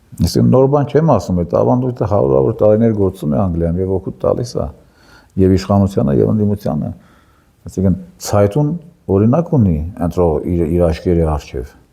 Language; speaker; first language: Armenian; native; Armenian